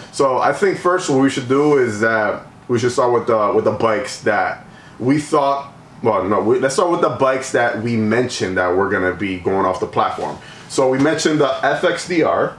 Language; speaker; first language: English; native; English